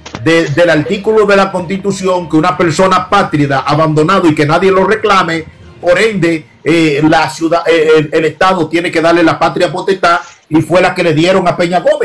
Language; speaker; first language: Spanish; native; Spanish